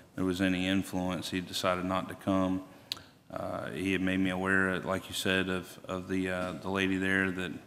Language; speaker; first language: English; native; English